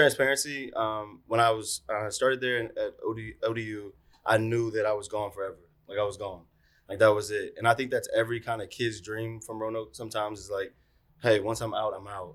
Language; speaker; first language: English; native; English